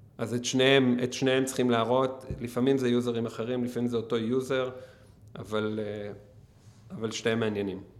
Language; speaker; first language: Hebrew; native; Hebrew